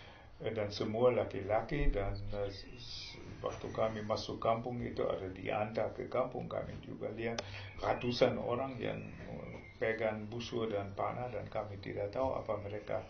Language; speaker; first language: Indonesian; non-native, fluent; German